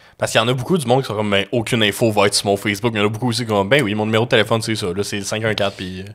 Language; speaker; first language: French; native; French